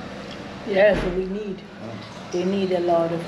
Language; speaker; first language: English; non-native, fluent; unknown